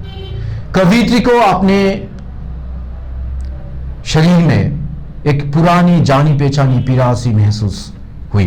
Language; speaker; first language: Hindi; non-native, local second language; Bangla